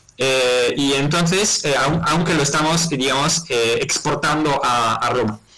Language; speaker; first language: Spanish; non-native, fluent; Italian